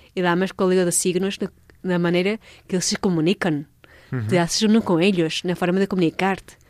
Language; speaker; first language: Spanish; non-native, fluent; Portuguese